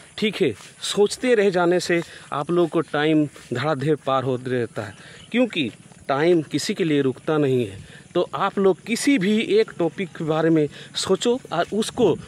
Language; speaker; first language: Hindi; non-native, local second language; Bangla